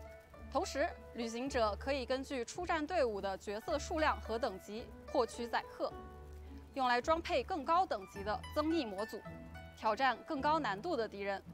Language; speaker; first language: Chinese; native; Chinese